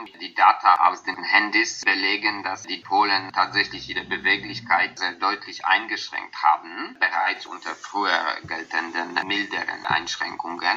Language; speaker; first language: German; non-native, fluent; Polish